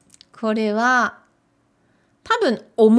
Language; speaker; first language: Japanese; non-native, fluent; French